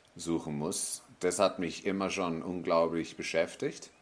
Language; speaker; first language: German; native; German